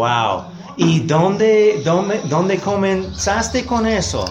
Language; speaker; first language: Spanish; non-native, learner; English